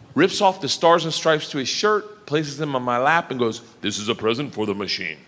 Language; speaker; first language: English; native; English